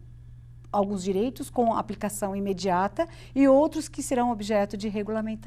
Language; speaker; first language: Portuguese; native; Portuguese